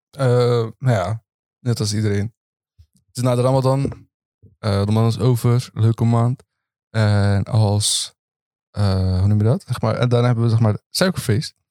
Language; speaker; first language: Dutch; early bilingual, other home language; Arabic